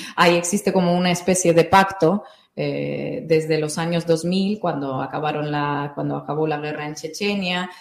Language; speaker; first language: Spanish; non-native, fluent; Russian